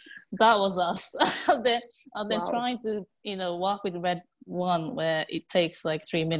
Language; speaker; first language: English; non-native, fluent; Japanese